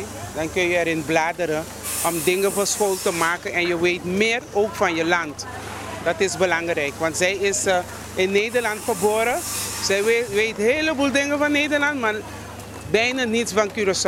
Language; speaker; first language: Dutch; non-native, local second language; Papiamento